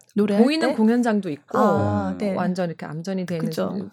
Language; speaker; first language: Korean; native; Korean